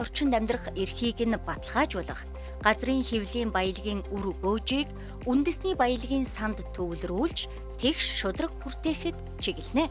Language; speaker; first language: Mongolian; native; Mongolian